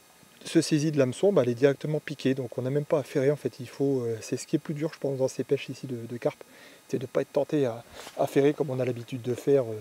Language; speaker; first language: French; native; French